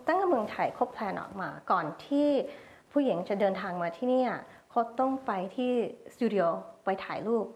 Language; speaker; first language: Thai; early bilingual, heritage; Thai